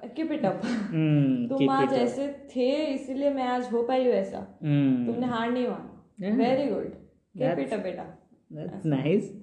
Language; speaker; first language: Hindi; non-native, local second language; Bangla